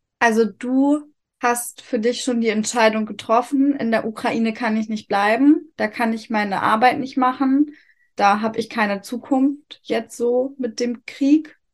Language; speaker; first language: German; native; German